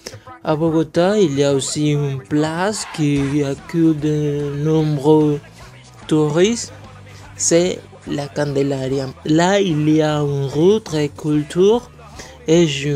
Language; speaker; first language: French; non-native, learner; Spanish